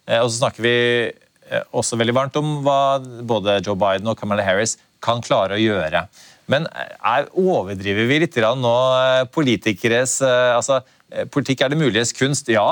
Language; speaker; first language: Norwegian; native; Norwegian